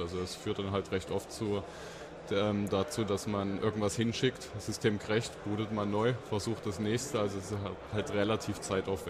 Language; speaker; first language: German; native; German